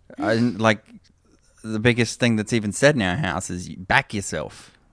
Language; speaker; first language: English; native; English